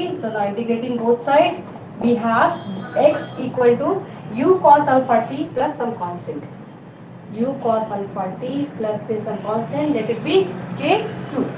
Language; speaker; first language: Hindi; native; Hindi